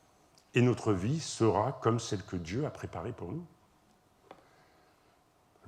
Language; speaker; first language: French; native; French